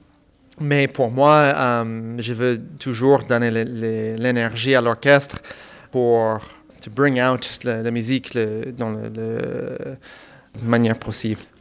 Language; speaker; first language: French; non-native, fluent; English